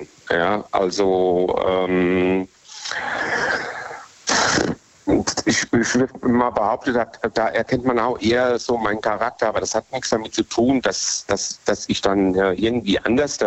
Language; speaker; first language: German; native; German